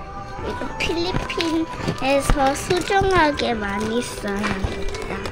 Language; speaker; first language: Korean; non-native, learner; Filipino